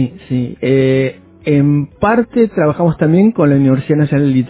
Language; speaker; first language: Spanish; native; Spanish